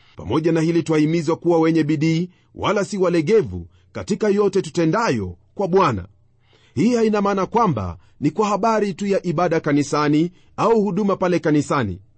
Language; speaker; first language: Swahili; non-native, local second language; Luyia